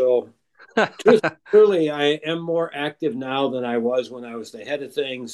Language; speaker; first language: English; native; English